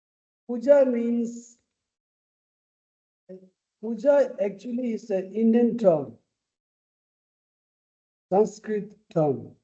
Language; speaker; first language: English; non-native, local second language; Tibetan